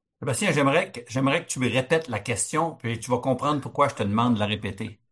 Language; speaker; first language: French; native; French